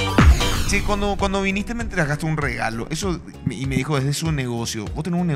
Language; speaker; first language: Spanish; native; Spanish